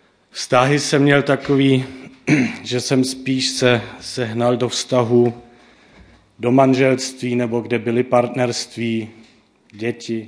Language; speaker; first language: Czech; non-native, fluent; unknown